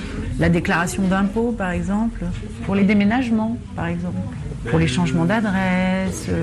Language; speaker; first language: French; native; French